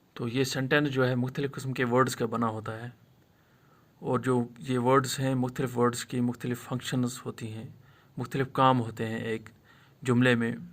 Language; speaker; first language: Urdu; non-native, local second language; Kashmiri